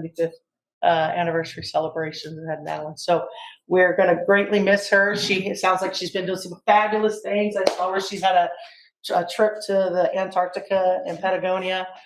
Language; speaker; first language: English; native; English